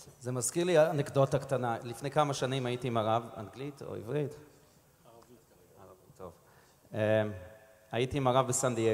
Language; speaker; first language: Hebrew; non-native, fluent; English